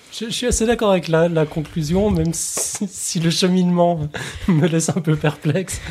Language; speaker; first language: French; native; French